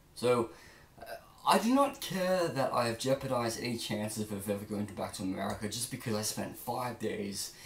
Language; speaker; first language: English; native; English